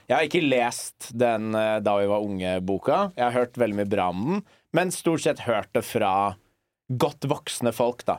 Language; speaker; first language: Norwegian; early bilingual, other home language; English